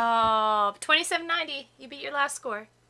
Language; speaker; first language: English; native; English